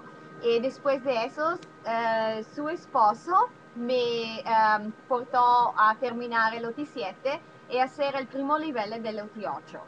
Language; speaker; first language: Spanish; non-native, learner; Italian